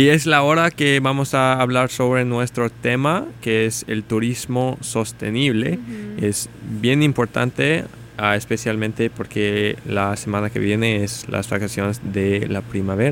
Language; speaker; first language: Spanish; non-native, learner; English